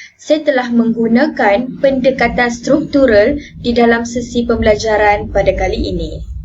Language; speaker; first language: Malay; native; Malay